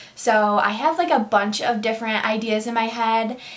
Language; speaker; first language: English; native; English